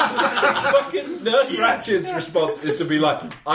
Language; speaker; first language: English; native; English